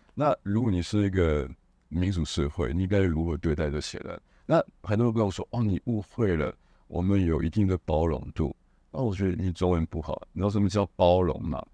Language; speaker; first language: Chinese; non-native, fluent; Hebrew